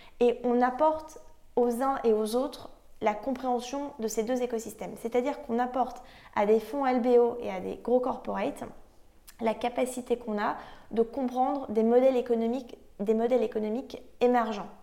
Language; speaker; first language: French; native; French